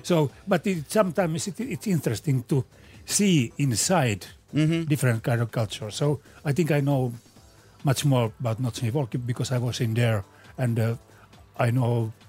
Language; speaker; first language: English; non-native, fluent; Finnish